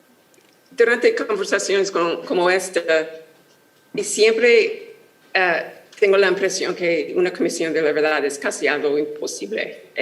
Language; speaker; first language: Spanish; non-native, fluent; English